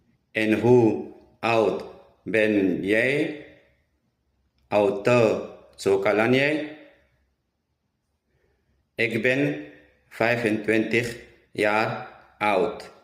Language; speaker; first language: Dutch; non-native, learner; Pashto